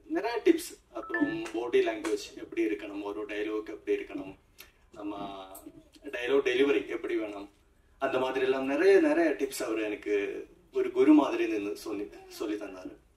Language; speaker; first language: Tamil; non-native, fluent; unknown